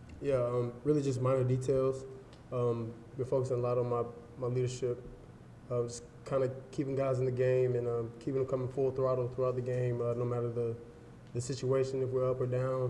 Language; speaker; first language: English; native; English